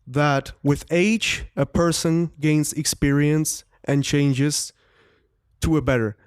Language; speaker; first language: English; non-native, fluent; Czech